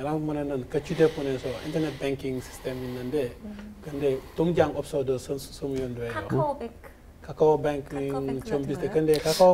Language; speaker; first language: Korean; non-native, learner; French